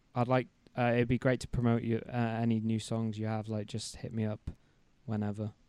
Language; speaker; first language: English; early bilingual, other home language; Arabic